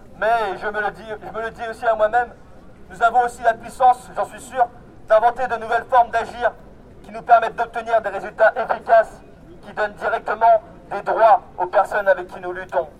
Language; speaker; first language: French; native; French